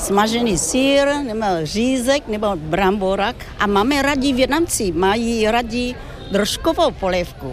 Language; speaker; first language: Czech; non-native, fluent; Vietnamese